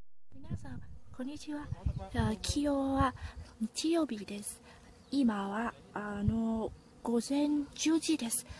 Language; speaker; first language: Japanese; non-native, learner; Vietnamese